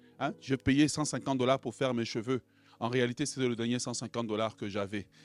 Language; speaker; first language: French; non-native, local second language; Lingala